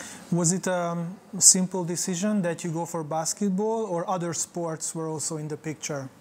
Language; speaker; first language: English; non-native, fluent; Hungarian